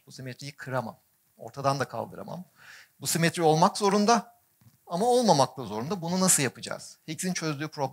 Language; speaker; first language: Turkish; native; Turkish